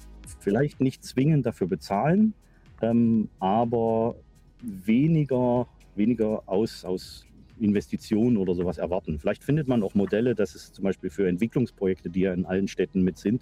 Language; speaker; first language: German; native; German